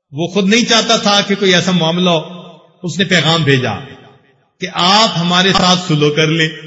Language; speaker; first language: Urdu; non-native, local second language; Punjabi